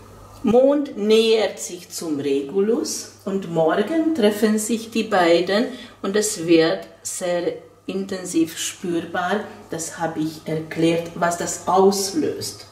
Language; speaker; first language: German; non-native, fluent; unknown